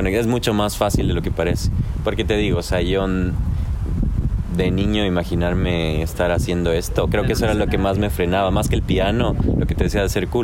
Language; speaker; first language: Spanish; native; Spanish